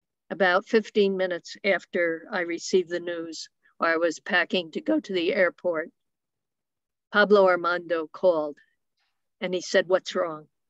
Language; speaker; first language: English; native; English